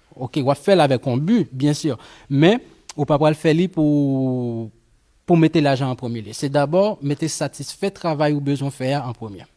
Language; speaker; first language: Haitian Creole; non-native, fluent; Spanish